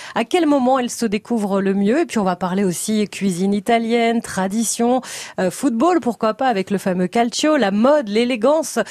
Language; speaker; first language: French; native; French